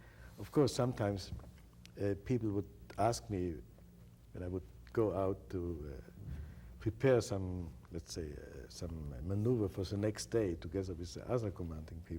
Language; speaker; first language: English; non-native, fluent; German